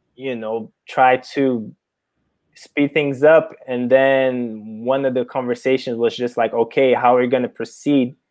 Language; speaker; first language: English; non-native, fluent; Portuguese